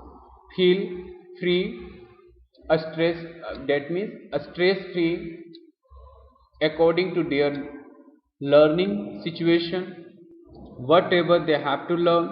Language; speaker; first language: English; non-native, local second language; Hindi